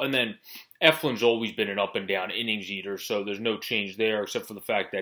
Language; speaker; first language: English; native; English